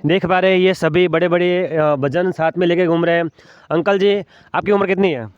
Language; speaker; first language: Hindi; non-native, local second language; Gujarati